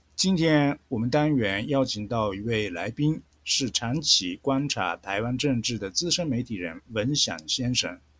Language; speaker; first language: Chinese; non-native, fluent; Japanese